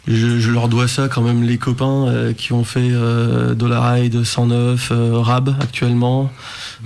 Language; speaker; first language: French; native; French